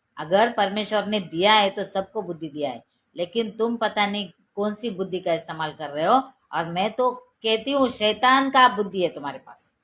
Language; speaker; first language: Hindi; non-native, local second language; Marathi